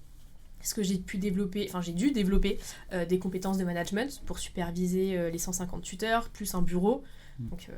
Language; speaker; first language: French; native; French